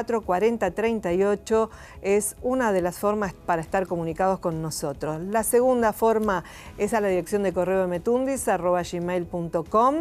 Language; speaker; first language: Spanish; native; Spanish